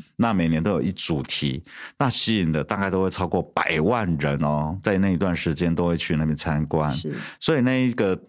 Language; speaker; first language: Chinese; native; Chinese